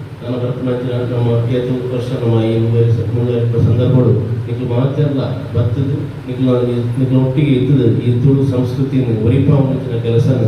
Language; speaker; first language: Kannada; non-native, local second language; Tulu